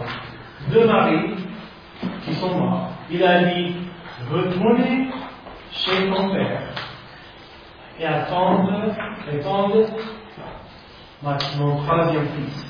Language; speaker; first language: French; non-native, fluent; English